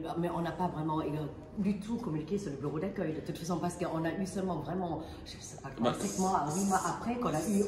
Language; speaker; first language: French; non-native, fluent; Vietnamese